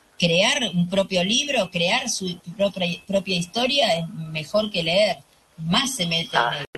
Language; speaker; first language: Spanish; native; Spanish